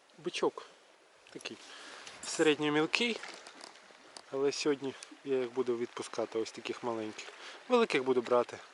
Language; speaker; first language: Ukrainian; native; Ukrainian